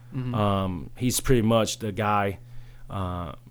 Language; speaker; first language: English; early bilingual, other home language; Chinese